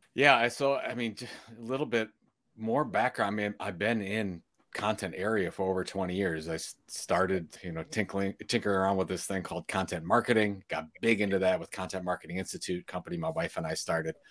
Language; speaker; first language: English; early bilingual, other home language; Italian